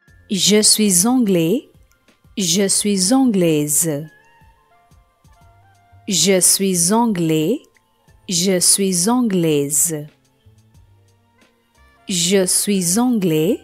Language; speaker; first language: French; non-native, fluent; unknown